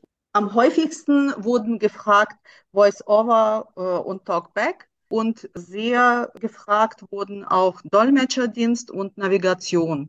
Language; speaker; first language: German; non-native, fluent; Russian